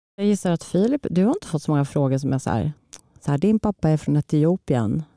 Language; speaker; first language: Swedish; early bilingual, other home language; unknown